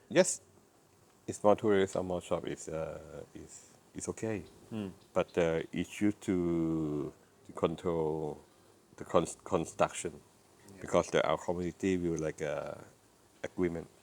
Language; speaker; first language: English; non-native, learner; Thai